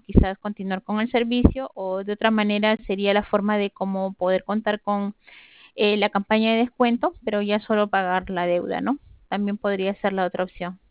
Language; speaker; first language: Spanish; native; Spanish